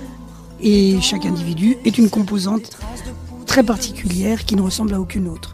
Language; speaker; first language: French; early bilingual, other home language; Spanish